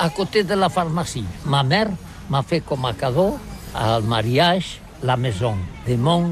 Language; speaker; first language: French; non-native, learner; Catalan